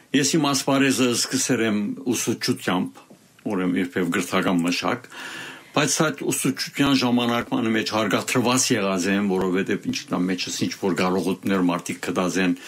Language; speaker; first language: Armenian; native; Armenian